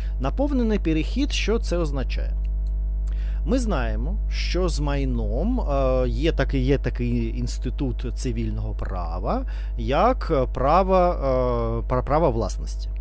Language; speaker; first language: Ukrainian; non-native, learner; Russian